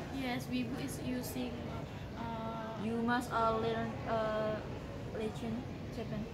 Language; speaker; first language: English; non-native, learner; Indonesian